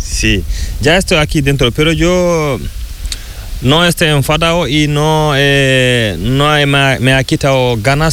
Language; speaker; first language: Spanish; non-native, learner; Fula